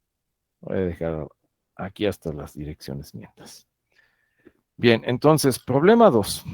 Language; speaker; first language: Spanish; native; Spanish